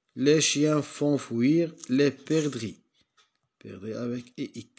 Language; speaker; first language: French; non-native, local second language; Arabic